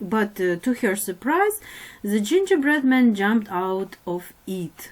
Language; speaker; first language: English; non-native, fluent; Ukrainian